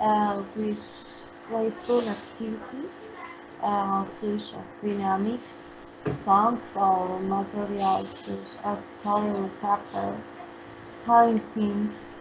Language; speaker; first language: English; non-native, learner; Spanish